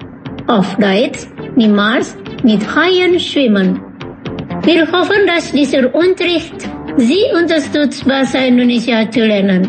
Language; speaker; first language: German; non-native, fluent; Indonesian